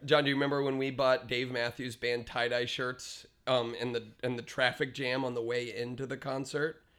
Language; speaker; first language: English; native; English